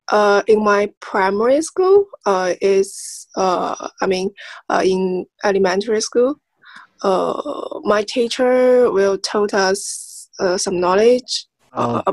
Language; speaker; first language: English; non-native, learner; Chinese